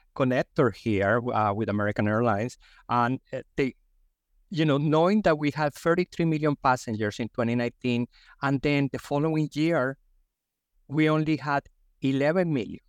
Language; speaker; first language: English; non-native, fluent; Spanish